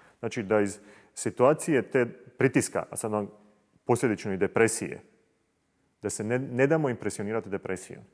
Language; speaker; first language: Croatian; native; Croatian